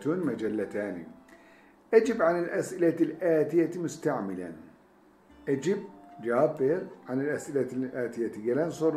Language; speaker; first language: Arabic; non-native, fluent; Turkish